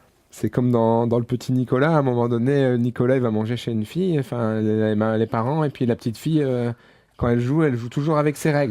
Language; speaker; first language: French; native; French